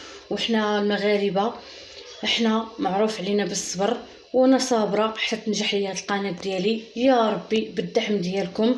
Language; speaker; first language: Arabic; native; Arabic